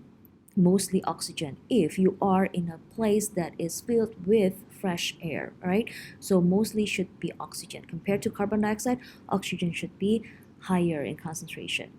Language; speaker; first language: English; non-native, fluent; Indonesian